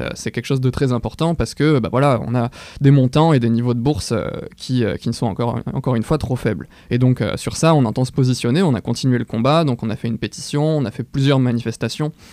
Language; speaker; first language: French; native; French